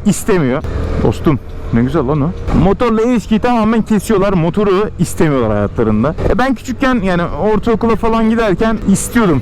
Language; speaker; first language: Turkish; native; Turkish